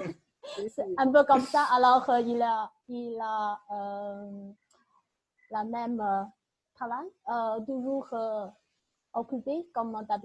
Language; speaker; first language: French; non-native, learner; Chinese